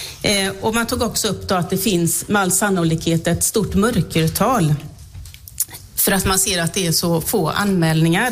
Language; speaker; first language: Swedish; native; Swedish